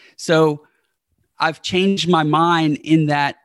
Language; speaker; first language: English; native; English